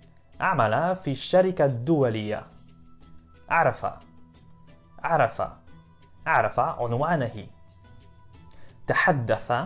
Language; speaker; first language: Arabic; non-native, fluent; Polish